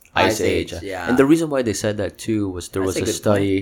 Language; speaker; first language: English; non-native, local second language; Cebuano